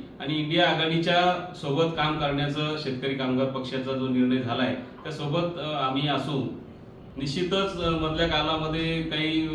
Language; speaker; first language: Marathi; native; Marathi